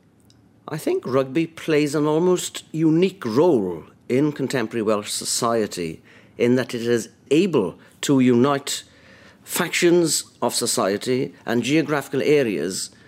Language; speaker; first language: English; native; English